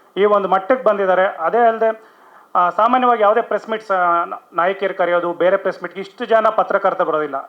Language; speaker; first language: Kannada; native; Kannada